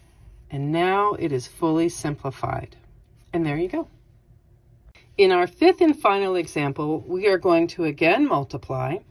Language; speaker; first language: English; native; English